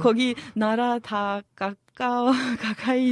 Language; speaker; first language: Korean; non-native, fluent; Serbian